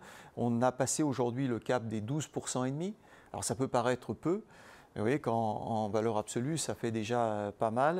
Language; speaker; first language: French; native; French